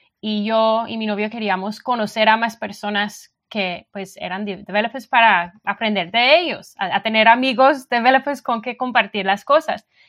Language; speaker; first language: Spanish; non-native, fluent; English